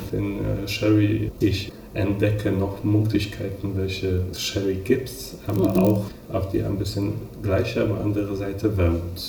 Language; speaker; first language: German; non-native, fluent; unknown